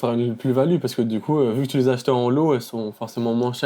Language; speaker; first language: French; native; French